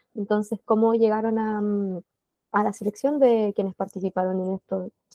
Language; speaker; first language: Spanish; native; Spanish